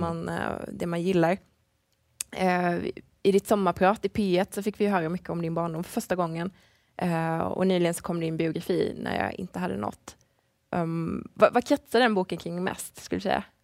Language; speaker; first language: Swedish; native; Swedish